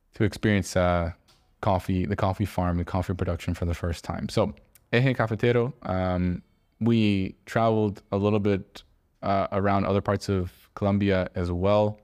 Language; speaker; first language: English; native; English